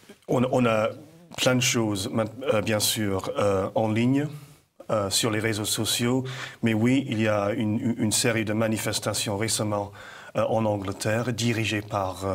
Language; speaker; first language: French; non-native, fluent; English